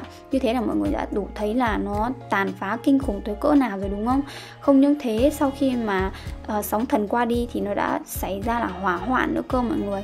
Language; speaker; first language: Vietnamese; native; Vietnamese